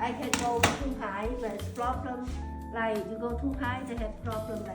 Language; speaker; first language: English; non-native, learner; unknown